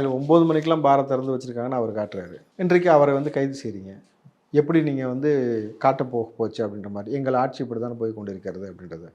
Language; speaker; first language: Tamil; native; Tamil